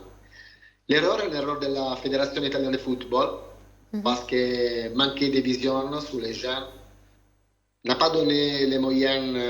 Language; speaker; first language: French; non-native, learner; Italian